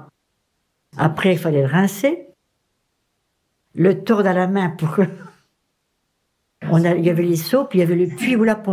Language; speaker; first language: French; native; French